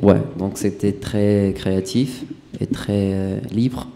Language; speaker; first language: French; non-native, fluent; Spanish